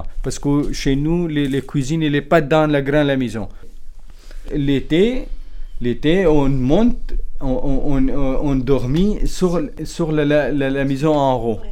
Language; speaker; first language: French; non-native, learner; Kurdish